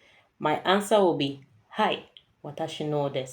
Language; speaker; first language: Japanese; non-native, fluent; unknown